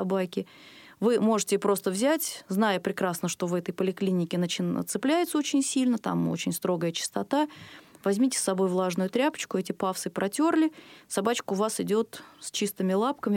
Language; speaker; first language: Russian; native; Russian